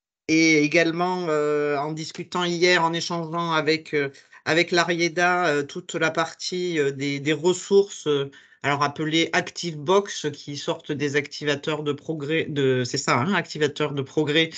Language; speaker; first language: French; native; French